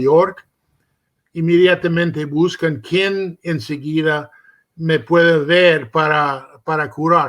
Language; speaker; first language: Spanish; early bilingual, heritage; Spanish